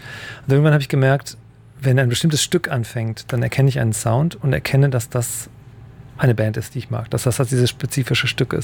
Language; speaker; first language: German; native; German